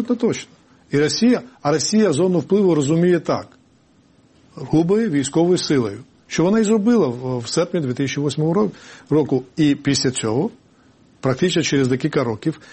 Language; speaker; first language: Ukrainian; non-native, fluent; Georgian